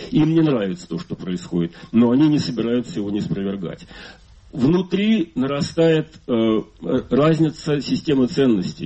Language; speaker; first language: Russian; native; Russian